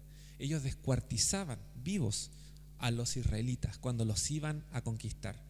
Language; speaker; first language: Spanish; native; Spanish